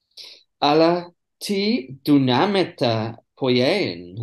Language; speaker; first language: Greek; non-native, fluent; English